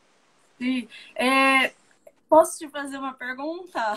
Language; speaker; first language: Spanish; non-native, learner; Portuguese